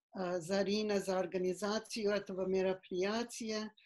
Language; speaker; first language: Russian; non-native, fluent; English